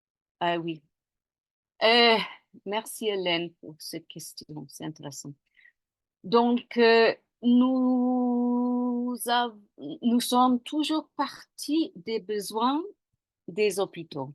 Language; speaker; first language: French; non-native, fluent; English